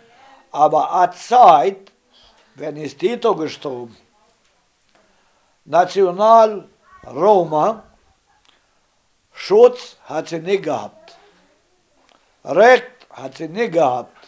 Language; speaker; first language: German; non-native, learner; Romany